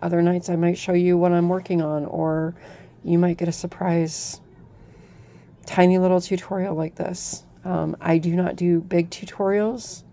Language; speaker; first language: English; native; English